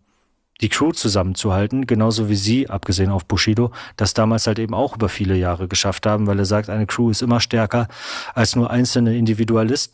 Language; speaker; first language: German; native; German